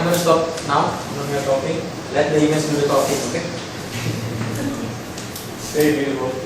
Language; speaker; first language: English; non-native, local second language; Indonesian